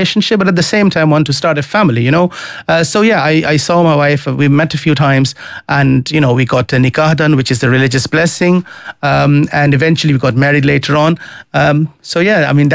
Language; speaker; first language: English; non-native, fluent; Dutch